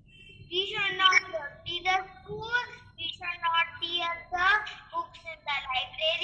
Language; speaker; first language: English; non-native, learner; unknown